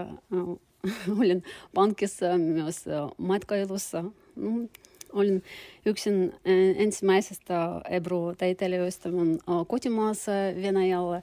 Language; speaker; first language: Finnish; non-native, learner; Turkish